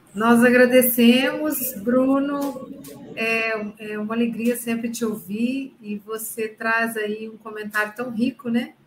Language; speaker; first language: Portuguese; native; Portuguese